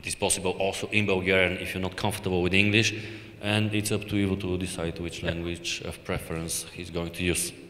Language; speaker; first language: English; non-native, fluent; Bulgarian